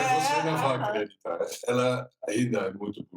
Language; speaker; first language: Portuguese; non-native, fluent; Dutch